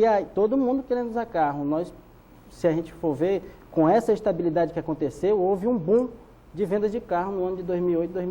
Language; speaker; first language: Portuguese; native; Portuguese